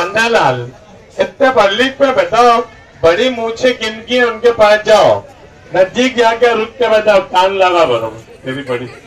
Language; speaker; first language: Hindi; non-native, local second language; Marathi